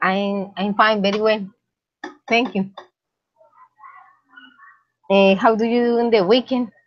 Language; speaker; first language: English; non-native, learner; Spanish